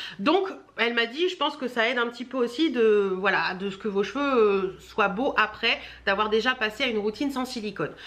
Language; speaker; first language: French; native; French